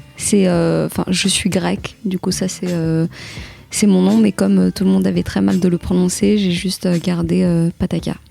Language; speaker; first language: French; early bilingual, other home language; Greek